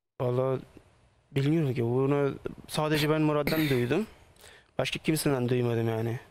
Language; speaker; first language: Turkish; non-native, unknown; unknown